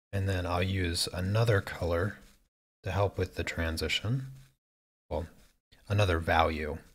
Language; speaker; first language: English; native; English